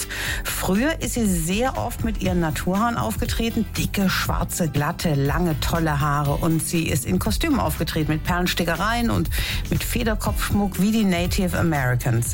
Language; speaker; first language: German; native; German